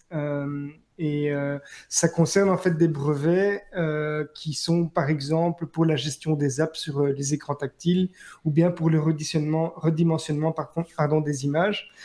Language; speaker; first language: French; native; French